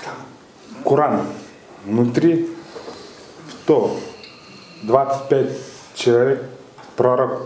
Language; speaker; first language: Russian; non-native, learner; Kyrgyz